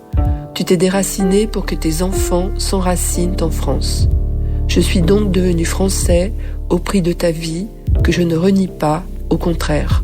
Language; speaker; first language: French; native; French